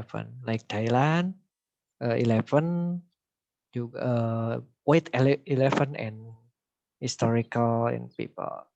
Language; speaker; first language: English; non-native, learner; Indonesian